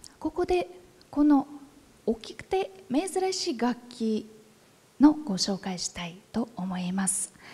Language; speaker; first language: Japanese; non-native, fluent; Ukrainian